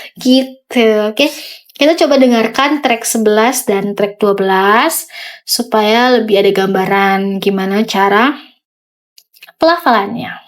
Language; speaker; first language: Indonesian; native; Indonesian